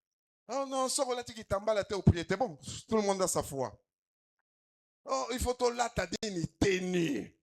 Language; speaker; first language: French; non-native, local second language; Lingala